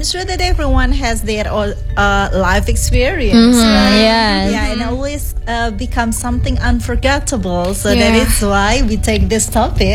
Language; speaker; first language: English; non-native, fluent; Indonesian